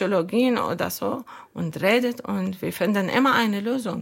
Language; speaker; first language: German; non-native, learner; Arabic